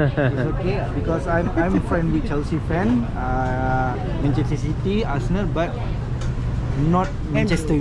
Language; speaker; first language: English; non-native, learner; Malay